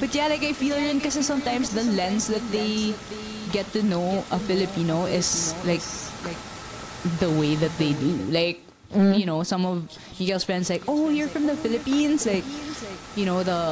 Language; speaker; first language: English; non-native, local second language; Filipino